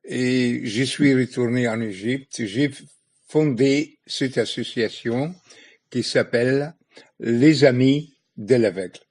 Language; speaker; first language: French; non-native, fluent; Arabic